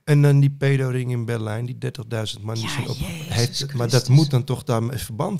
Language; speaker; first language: Dutch; native; Dutch